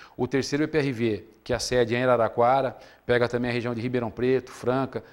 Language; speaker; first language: Portuguese; native; Portuguese